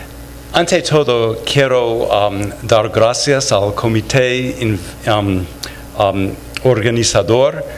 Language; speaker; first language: Spanish; non-native, fluent; English